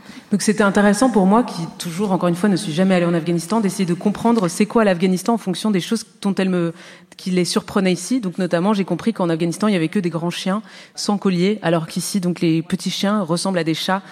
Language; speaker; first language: French; native; French